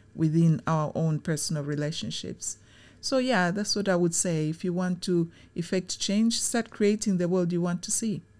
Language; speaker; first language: English; non-native, local second language; Swahili